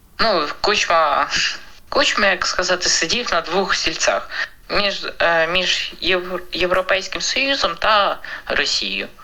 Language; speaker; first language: Ukrainian; non-native, local second language; Russian